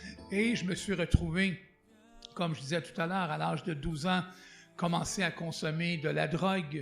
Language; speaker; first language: French; native; French